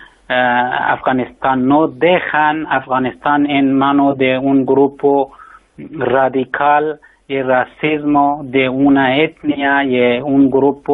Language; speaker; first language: Spanish; non-native, learner; Persian